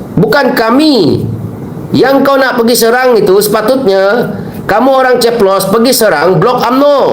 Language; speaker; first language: Malay; native; Malay